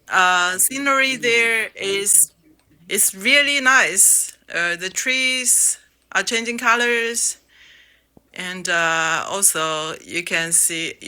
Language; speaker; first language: English; non-native, learner; Chinese